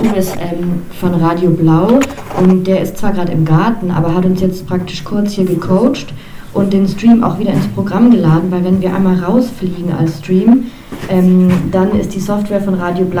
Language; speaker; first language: German; native; German